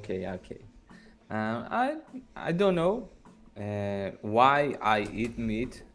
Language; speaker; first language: English; non-native, learner; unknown